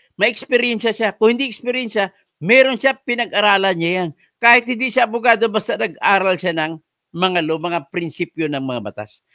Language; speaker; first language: Filipino; non-native, local second language; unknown